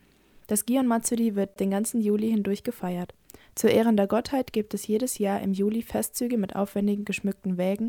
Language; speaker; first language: German; native; German